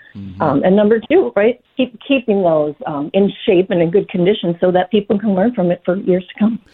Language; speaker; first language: English; native; English